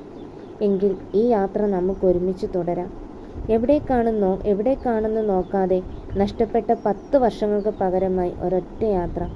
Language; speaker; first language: Malayalam; native; Malayalam